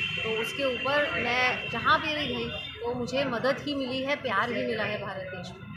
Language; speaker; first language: Hindi; non-native, local second language; Marathi